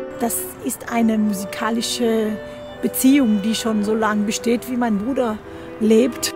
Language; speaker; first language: German; non-native, fluent; Hebrew